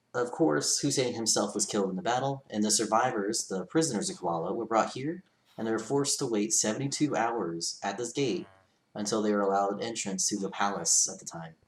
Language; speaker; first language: English; native; English